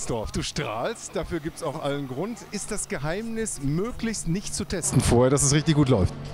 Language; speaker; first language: German; native; German